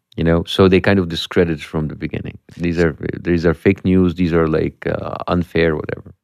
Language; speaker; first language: English; non-native, fluent; Arabic